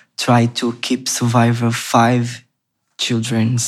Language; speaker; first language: English; non-native, learner; Portuguese